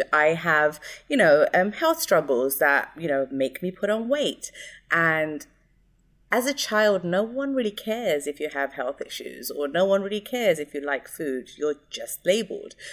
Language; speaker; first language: English; early bilingual, other home language; Hindi